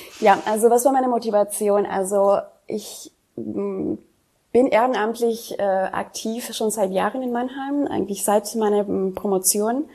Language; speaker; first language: German; non-native, fluent; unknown